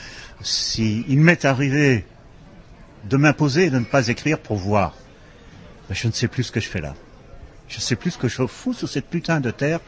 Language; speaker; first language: French; non-native, local second language; Dutch